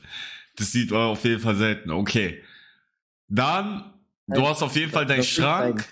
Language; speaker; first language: German; native; German